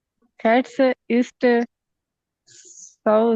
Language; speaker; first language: German; non-native, learner; Hindi